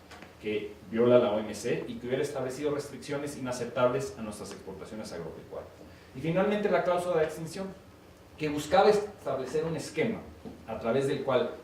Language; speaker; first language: Spanish; native; Spanish